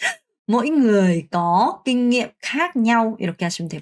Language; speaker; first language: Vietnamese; non-native, fluent; Korean